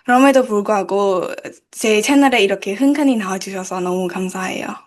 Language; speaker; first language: Korean; non-native, learner; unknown